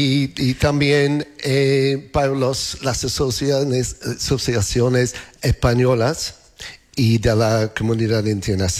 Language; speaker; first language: Spanish; non-native, learner; English